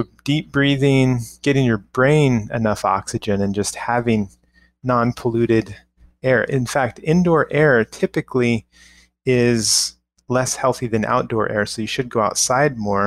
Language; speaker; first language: English; native; English